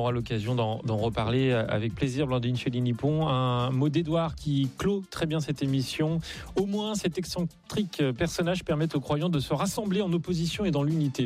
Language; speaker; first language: French; native; French